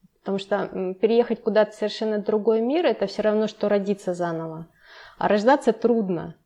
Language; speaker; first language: Russian; native; Russian